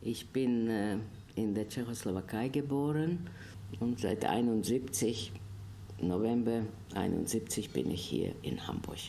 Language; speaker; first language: German; non-native, fluent; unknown